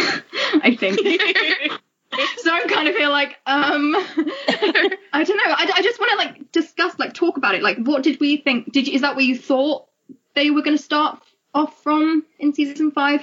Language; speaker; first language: English; native; English